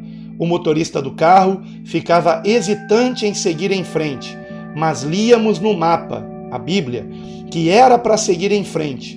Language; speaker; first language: Portuguese; native; Portuguese